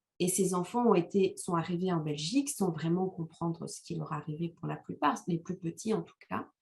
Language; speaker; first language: French; non-native, local second language; Kinyarwanda